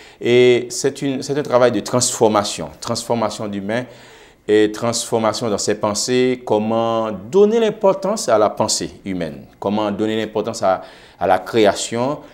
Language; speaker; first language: French; non-native, local second language; Haitian Creole